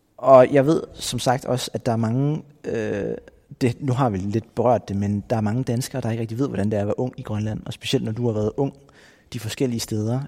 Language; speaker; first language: Danish; native; Danish